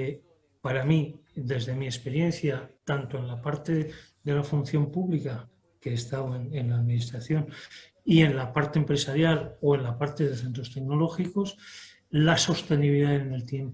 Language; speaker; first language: Spanish; native; Spanish